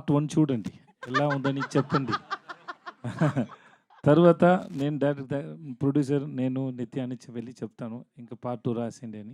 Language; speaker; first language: Telugu; non-native, learner; Tamil